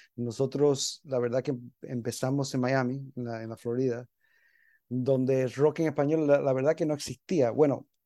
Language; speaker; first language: Spanish; early bilingual, heritage; Spanish